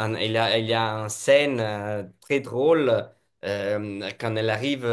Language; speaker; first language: French; non-native, fluent; Italian